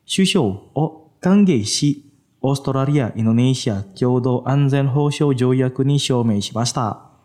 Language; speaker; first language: Japanese; non-native, fluent; Indonesian